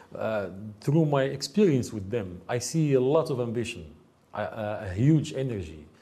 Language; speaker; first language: English; non-native, fluent; Arabic